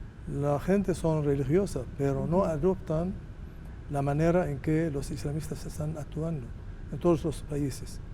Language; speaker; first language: Spanish; non-native, fluent; Arabic